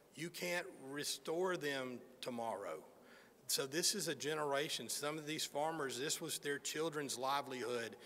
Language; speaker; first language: English; native; English